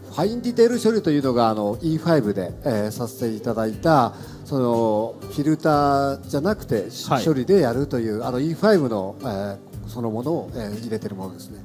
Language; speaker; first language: Japanese; native; Japanese